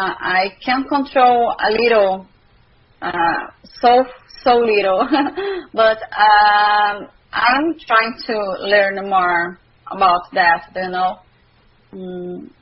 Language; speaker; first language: English; non-native, learner; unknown